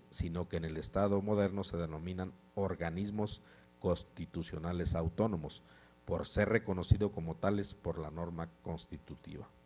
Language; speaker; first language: Spanish; native; Spanish